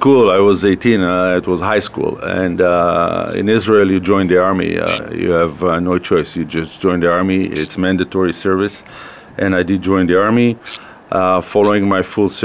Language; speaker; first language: English; non-native, fluent; Hebrew